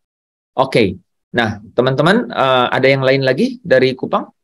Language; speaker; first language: Indonesian; native; Indonesian